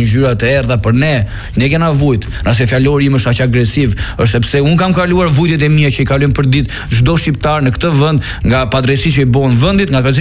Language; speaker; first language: Albanian; native; Albanian